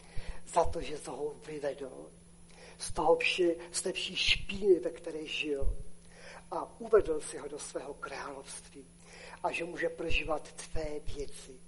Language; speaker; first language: Czech; non-native, local second language; Polish